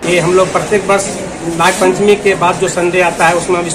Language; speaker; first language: Hindi; native; Hindi